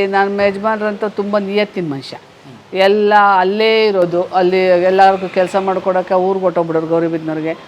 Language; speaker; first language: Kannada; native; Kannada